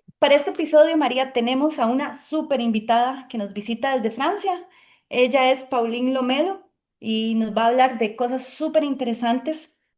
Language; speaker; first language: Spanish; native; Spanish